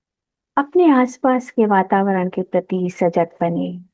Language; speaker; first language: Hindi; native; Hindi